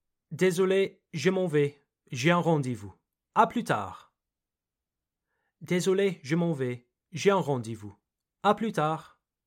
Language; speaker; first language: French; non-native, fluent; English